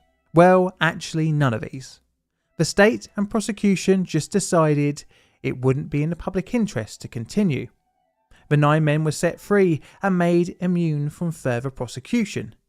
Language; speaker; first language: English; native; English